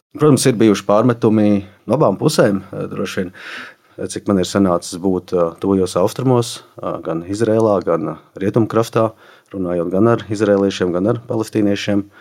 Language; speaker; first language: Latvian; native; Latvian